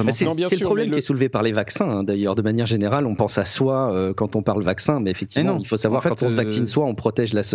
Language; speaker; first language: French; native; French